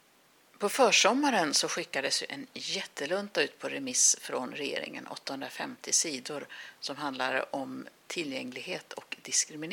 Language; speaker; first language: Swedish; native; Swedish